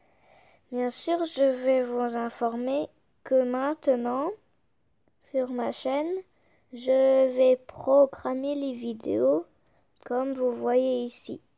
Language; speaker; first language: French; early bilingual, other home language; Polish